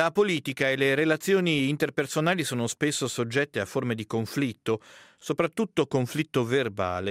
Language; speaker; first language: Italian; native; Italian